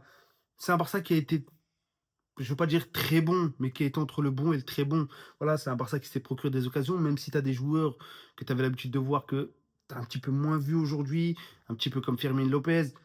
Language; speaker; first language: French; native; French